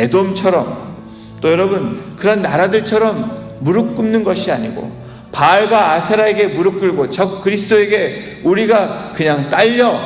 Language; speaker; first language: Korean; native; Korean